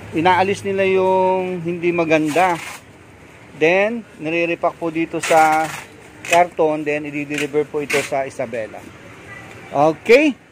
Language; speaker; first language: Filipino; native; Filipino